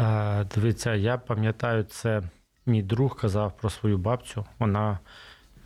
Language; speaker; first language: Ukrainian; non-native, local second language; Russian